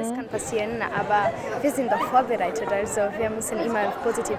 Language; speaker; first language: German; non-native, fluent; Portuguese